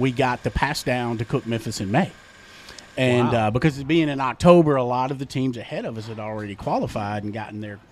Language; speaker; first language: English; native; English